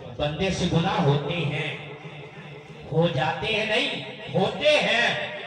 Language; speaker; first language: Urdu; non-native, local second language; Punjabi